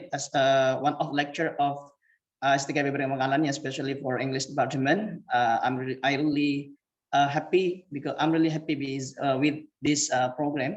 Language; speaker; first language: English; non-native, fluent; Indonesian